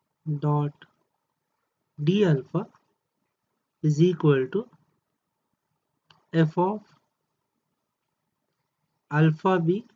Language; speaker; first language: English; non-native, local second language; Marathi